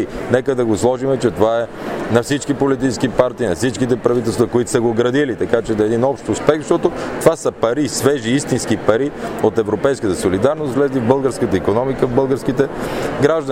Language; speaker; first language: Bulgarian; native; Bulgarian